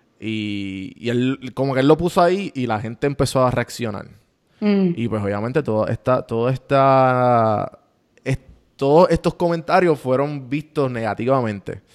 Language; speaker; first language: Spanish; native; Spanish